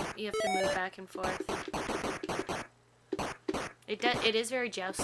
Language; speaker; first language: English; native; English